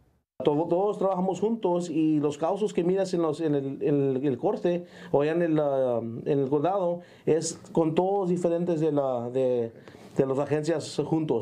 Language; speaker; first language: Spanish; non-native, local second language; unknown